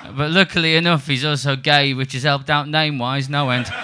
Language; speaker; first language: English; native; English